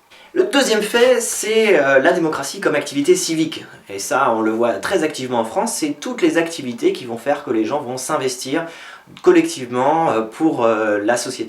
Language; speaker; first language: French; native; French